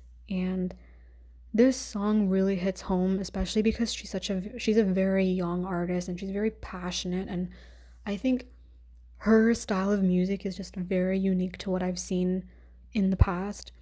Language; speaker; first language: English; native; English